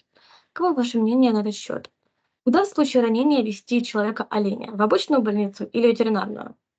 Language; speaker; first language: Russian; native; Russian